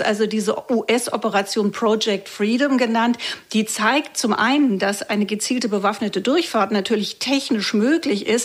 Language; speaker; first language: German; native; German